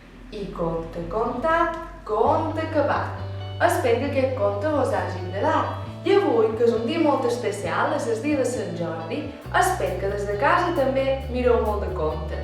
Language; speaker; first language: Catalan; native; Catalan